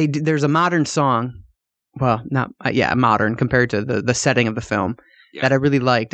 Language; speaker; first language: English; native; English